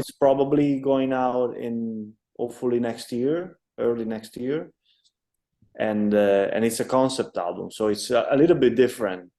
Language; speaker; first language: English; non-native, fluent; Italian